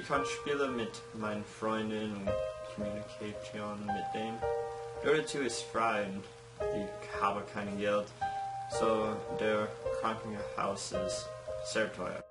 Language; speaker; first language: German; non-native, learner; English